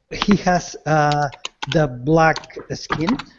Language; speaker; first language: English; non-native, learner; Spanish